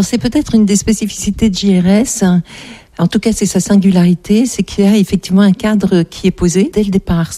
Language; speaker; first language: French; native; French